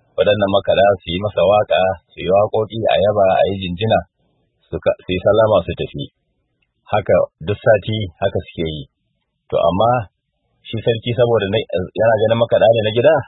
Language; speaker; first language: Hausa; native; Hausa